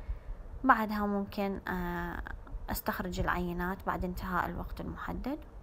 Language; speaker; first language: Arabic; native; Arabic